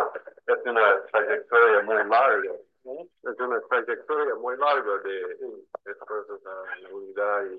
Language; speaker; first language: Spanish; non-native, fluent; English